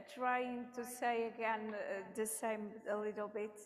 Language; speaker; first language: English; non-native, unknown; Portuguese